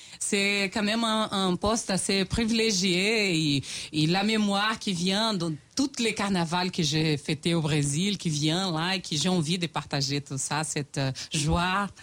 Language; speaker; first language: French; non-native, fluent; Portuguese